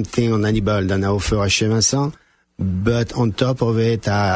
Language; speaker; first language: English; non-native, fluent; French